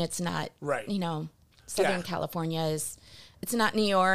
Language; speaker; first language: English; early bilingual, other home language; Portuguese